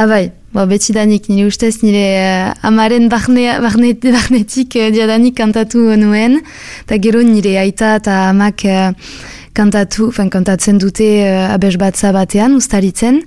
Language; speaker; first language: Basque; non-native, local second language; French